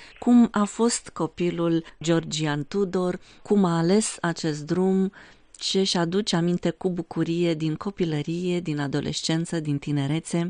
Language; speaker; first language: Romanian; native; Romanian